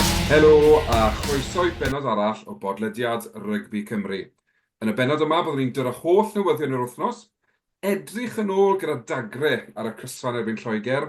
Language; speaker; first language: Welsh; native; Welsh